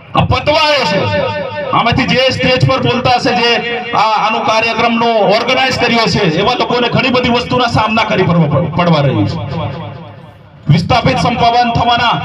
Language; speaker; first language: Gujarati; non-native, local second language; Rathawi